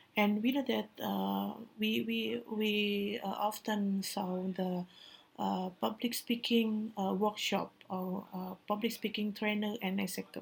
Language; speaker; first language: English; non-native, learner; Indonesian